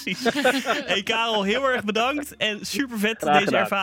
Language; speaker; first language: Dutch; native; Dutch